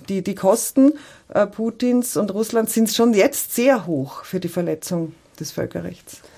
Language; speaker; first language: German; native; German